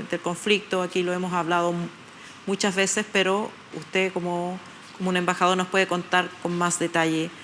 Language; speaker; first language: Spanish; native; Spanish